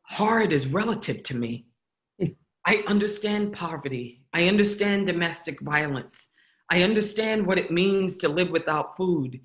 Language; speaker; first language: English; native; English